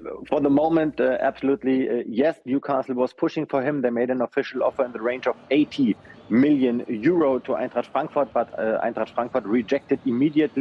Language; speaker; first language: English; non-native, fluent; German